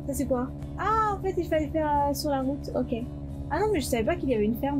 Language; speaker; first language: French; native; French